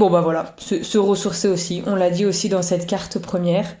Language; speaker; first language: French; native; French